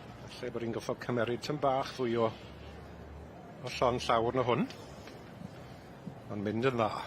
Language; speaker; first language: Welsh; native; Welsh